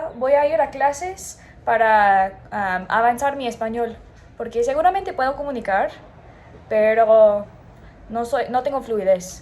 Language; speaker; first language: Spanish; non-native, learner; English